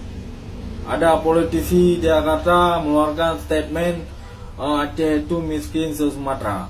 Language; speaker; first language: Indonesian; non-native, local second language; Achinese